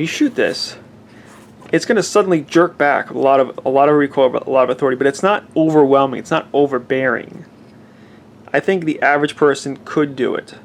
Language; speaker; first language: English; native; English